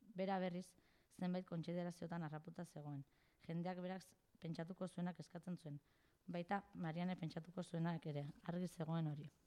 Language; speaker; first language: Basque; native; Basque